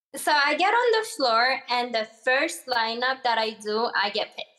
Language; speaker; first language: English; early bilingual, other home language; Arabic